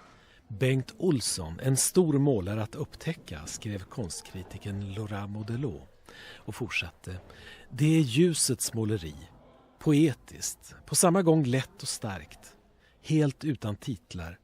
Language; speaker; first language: Swedish; native; Swedish